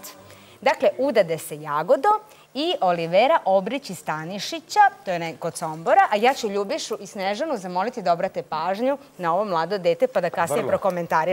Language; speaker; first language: Serbian; native; Serbian